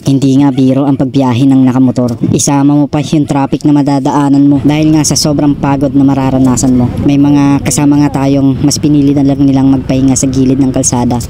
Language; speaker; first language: Filipino; non-native, local second language; Bikol